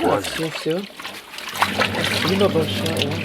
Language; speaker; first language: Russian; non-native, learner; German